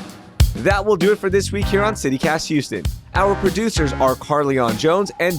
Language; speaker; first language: English; native; English